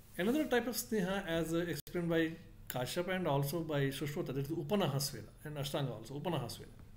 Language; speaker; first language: English; non-native, local second language; Kannada